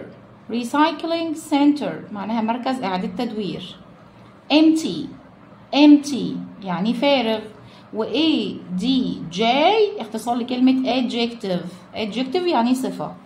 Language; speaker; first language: Arabic; native; Arabic